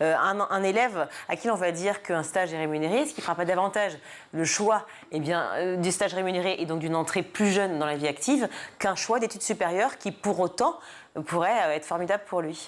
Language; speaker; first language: French; native; French